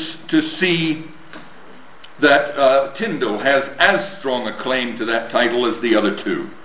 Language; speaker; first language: English; native; English